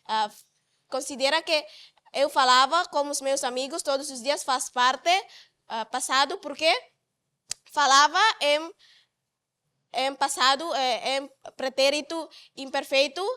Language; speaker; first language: Portuguese; non-native, learner; Tetum